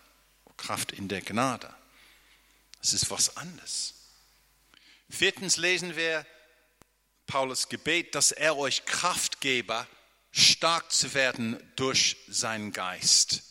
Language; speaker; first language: German; non-native, fluent; English